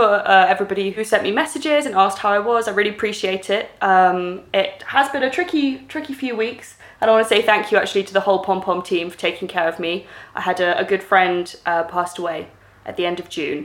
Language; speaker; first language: English; native; English